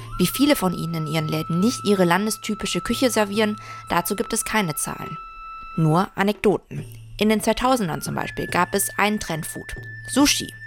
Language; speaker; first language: German; early bilingual, other home language; Vietnamese